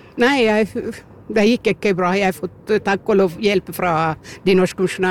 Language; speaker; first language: Norwegian; non-native, fluent; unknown